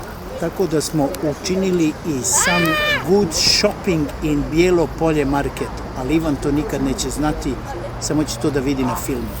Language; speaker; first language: Bosnian; native; Bosnian